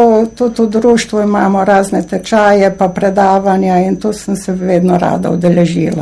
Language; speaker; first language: Slovenian; native; Slovenian